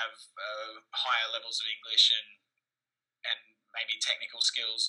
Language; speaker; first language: English; native; English